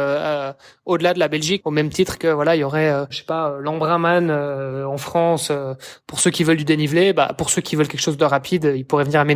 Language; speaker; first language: French; native; French